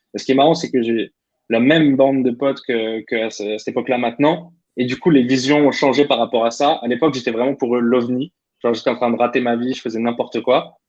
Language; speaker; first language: French; native; French